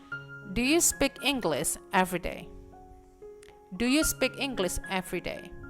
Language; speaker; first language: English; non-native, fluent; Indonesian